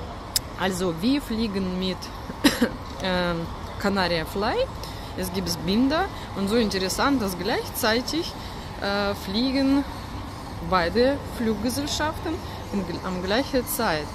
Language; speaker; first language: German; non-native, learner; Russian